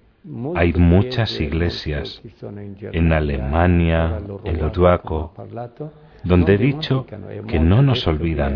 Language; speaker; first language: Spanish; non-native, fluent; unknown